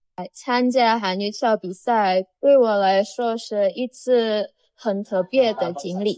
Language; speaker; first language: Chinese; non-native, learner; Indonesian